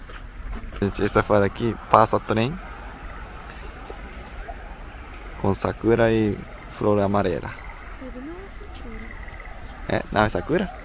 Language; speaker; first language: Portuguese; non-native, fluent; Japanese